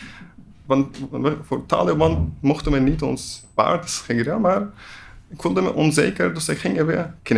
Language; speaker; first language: Dutch; non-native, learner; Persian